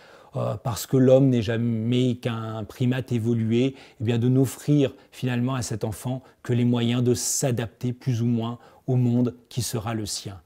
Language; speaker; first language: French; native; French